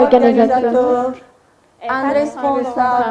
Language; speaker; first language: French; non-native, fluent; Arabic